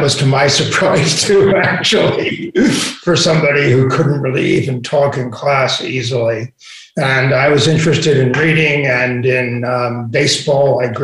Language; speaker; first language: English; native; English